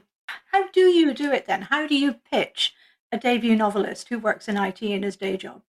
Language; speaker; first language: English; native; English